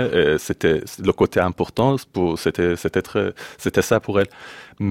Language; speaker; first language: French; non-native, fluent; Persian